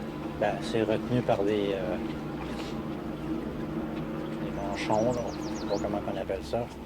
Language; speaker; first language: French; native; French